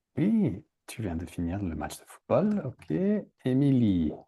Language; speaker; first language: French; native; French